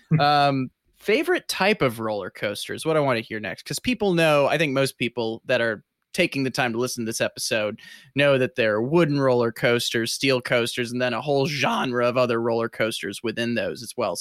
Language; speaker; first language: English; native; English